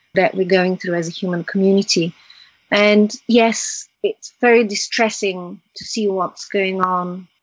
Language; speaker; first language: English; early bilingual, other home language; Bulgarian